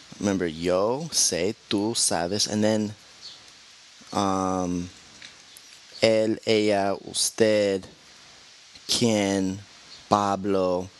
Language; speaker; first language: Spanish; non-native, fluent; English